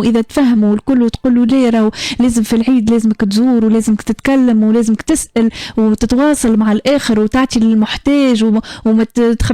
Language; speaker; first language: Arabic; native; Arabic